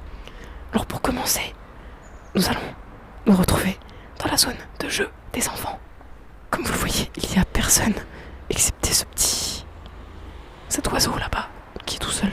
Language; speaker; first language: French; native; French